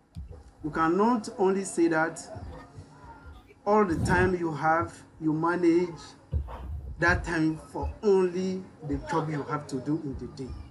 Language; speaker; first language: English; non-native, learner; French